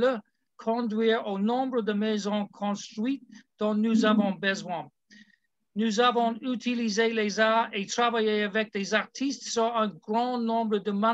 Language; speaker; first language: French; non-native, learner; English